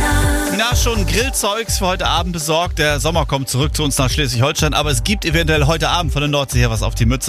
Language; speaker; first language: German; native; German